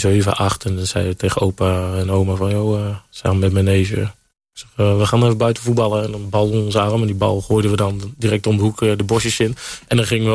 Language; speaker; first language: Dutch; native; Dutch